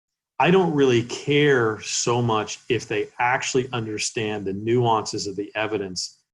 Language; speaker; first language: English; native; English